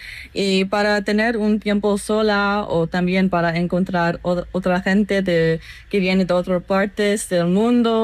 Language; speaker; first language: Spanish; non-native, learner; English